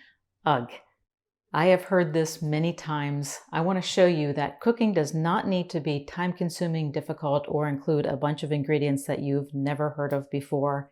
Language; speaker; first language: English; native; English